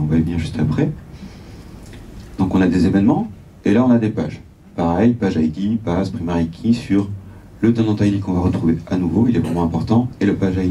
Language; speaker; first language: French; native; French